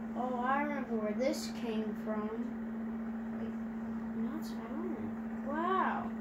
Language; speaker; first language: English; native; English